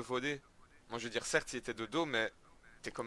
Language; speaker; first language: French; native; French